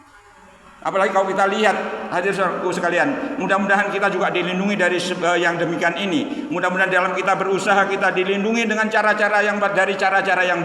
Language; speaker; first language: Indonesian; native; Indonesian